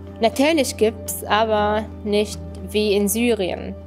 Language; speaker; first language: German; non-native, learner; Arabic